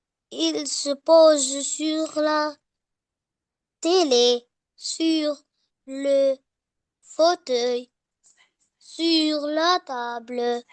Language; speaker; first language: French; non-native, learner; Arabic